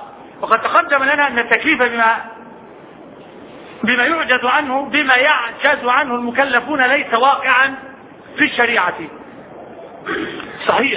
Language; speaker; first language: Arabic; native; Arabic